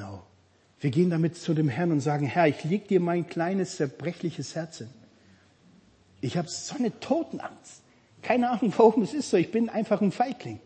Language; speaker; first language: German; native; German